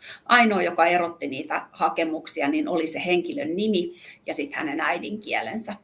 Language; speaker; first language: Finnish; native; Finnish